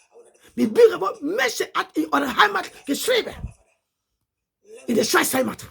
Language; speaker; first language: German; non-native, learner; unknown